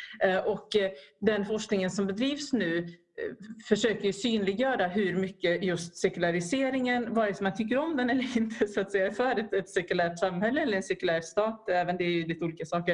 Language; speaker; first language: Swedish; native; Swedish